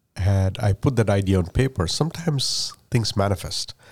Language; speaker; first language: English; non-native, local second language; Malayalam